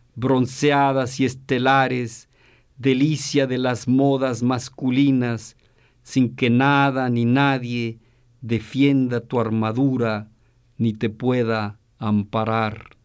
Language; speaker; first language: English; non-native, fluent; Spanish